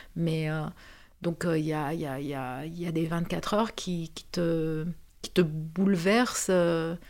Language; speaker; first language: French; non-native, fluent; Romanian